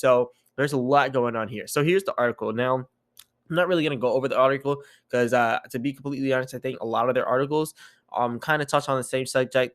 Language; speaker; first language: English; native; English